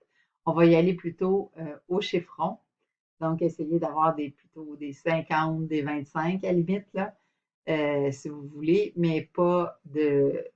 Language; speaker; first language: French; native; French